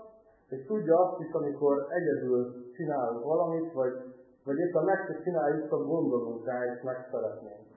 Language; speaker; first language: Hungarian; native; Hungarian